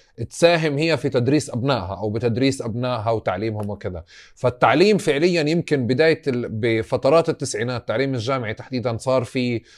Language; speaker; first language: Arabic; native; Arabic